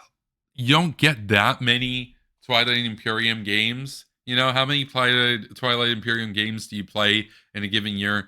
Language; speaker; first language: English; native; English